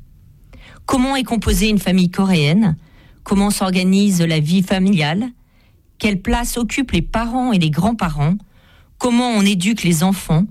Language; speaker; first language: French; native; French